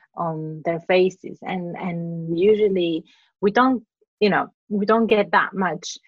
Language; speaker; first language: English; non-native, fluent; Greek